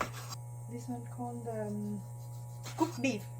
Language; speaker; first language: English; non-native, fluent; Vietnamese